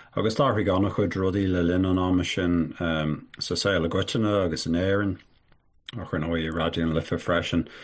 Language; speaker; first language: Irish; native; Irish